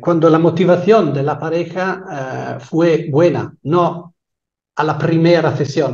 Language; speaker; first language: Spanish; non-native, fluent; Italian